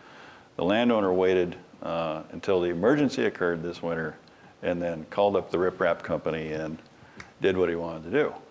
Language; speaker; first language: English; native; English